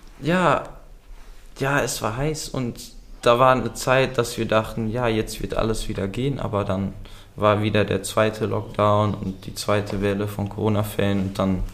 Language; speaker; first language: German; early bilingual, other home language; Dutch